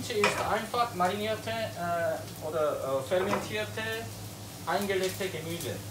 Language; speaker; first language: German; non-native, learner; Korean